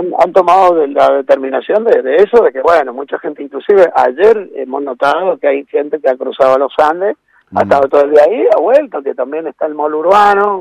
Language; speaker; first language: Spanish; native; Spanish